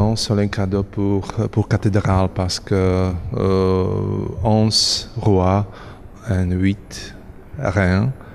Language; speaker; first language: French; non-native, learner; Slovak